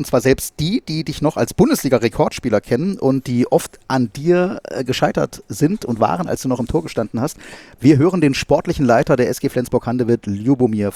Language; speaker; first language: German; native; German